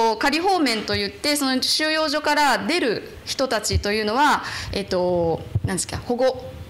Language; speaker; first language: Japanese; native; Japanese